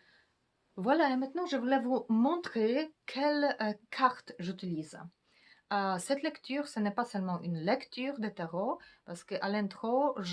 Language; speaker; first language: French; non-native, fluent; Polish